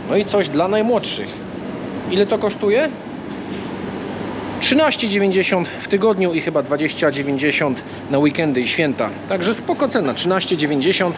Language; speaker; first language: Polish; native; Polish